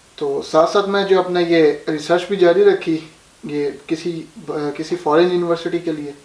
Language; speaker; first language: Urdu; non-native, local second language; Punjabi